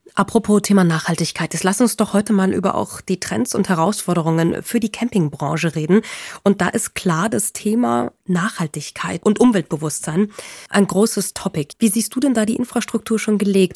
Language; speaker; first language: German; native; German